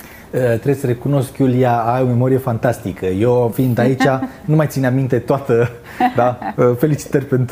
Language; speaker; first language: Romanian; native; Romanian